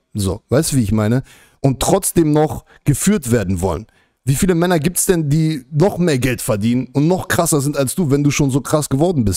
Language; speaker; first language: German; native; German